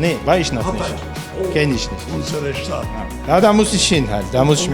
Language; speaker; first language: German; native; German